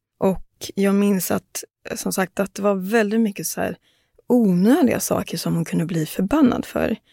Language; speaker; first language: Swedish; early bilingual, other home language; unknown